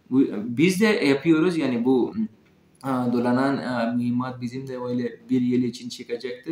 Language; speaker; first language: Turkish; non-native, fluent; Urdu